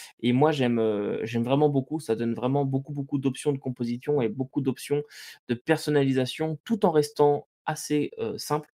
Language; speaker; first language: French; native; French